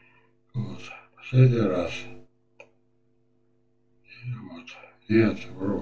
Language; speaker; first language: Russian; native; Russian